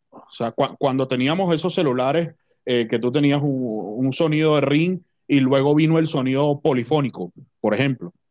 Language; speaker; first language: Spanish; native; Spanish